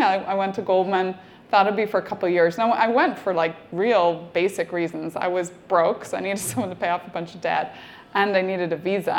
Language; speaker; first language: English; native; English